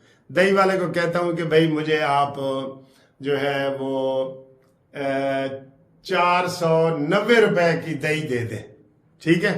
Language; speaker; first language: Hindi; non-native, local second language; Punjabi